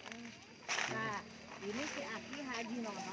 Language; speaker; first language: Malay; non-native, local second language; Sundanese